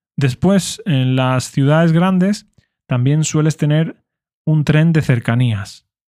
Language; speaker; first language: Spanish; native; Spanish